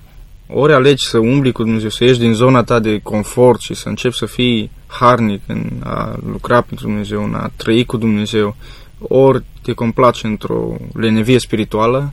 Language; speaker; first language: Romanian; native; Romanian